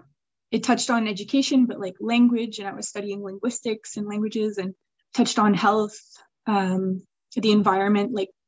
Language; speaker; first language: English; early bilingual, other home language; Swiss German